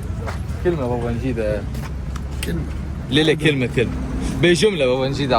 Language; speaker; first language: Arabic; native; Arabic